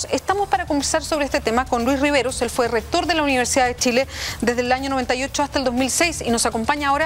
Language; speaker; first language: Spanish; native; Spanish